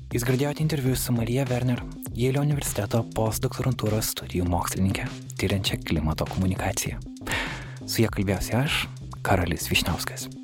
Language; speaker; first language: Lithuanian; native; Lithuanian